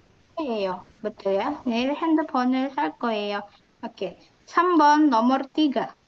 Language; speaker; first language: Korean; non-native, fluent; Indonesian